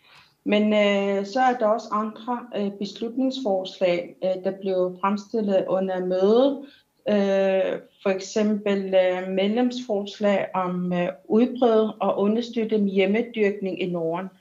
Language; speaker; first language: Danish; non-native, local second language; Kalaallisut